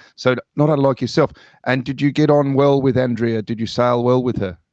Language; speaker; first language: English; native; English